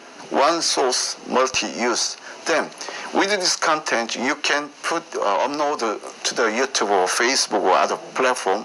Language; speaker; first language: English; non-native, learner; Korean